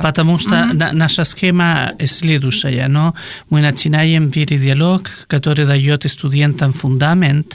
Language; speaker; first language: Russian; non-native, fluent; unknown